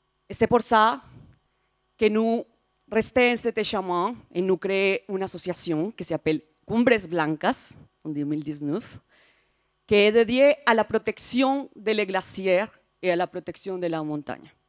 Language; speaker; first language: French; non-native, fluent; Spanish